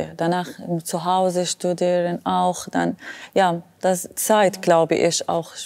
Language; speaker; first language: German; non-native, learner; Arabic